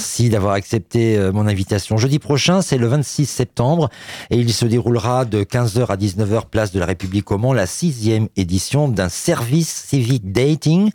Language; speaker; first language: French; native; French